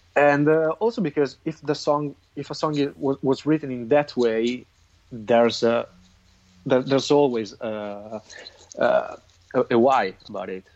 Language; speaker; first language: English; non-native, fluent; Italian